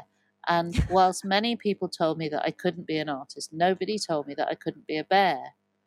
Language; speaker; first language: English; native; English